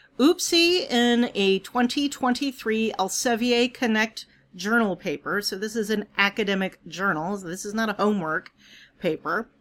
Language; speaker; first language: English; native; English